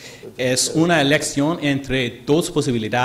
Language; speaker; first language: Spanish; non-native, learner; English